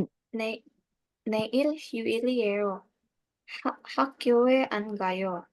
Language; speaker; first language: Korean; non-native, learner; Indonesian